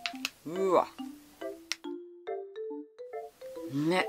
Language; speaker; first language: Japanese; native; Japanese